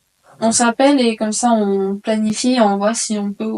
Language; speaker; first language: French; native; French